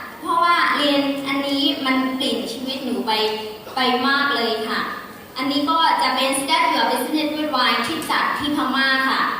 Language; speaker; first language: Thai; non-native, fluent; Burmese